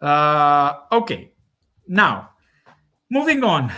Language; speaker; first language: English; non-native, fluent; Romanian